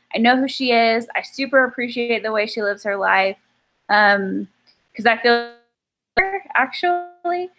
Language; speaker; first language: English; native; English